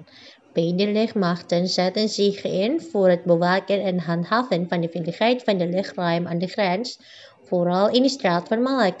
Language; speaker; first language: Dutch; non-native, fluent; Indonesian